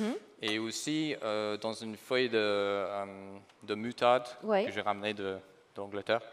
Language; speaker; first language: French; non-native, fluent; English